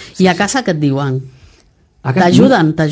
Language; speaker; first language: Catalan; native; Catalan